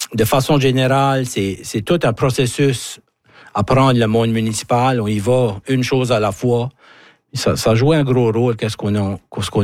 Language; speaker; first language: French; native; French